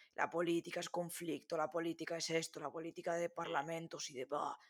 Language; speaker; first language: Spanish; native; Spanish